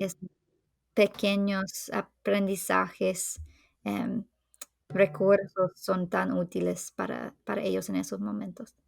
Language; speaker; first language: Spanish; non-native, fluent; English